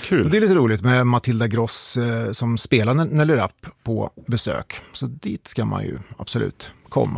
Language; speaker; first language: Swedish; native; Swedish